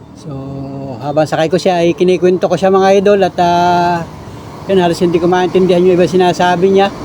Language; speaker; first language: Filipino; native; Filipino